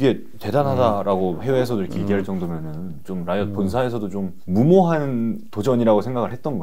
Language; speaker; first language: Korean; native; Korean